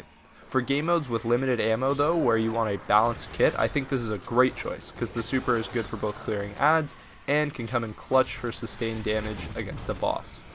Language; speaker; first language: English; native; English